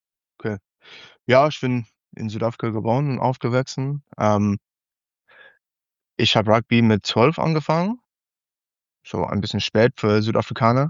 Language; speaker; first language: German; non-native, learner; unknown